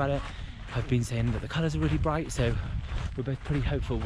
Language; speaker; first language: English; native; English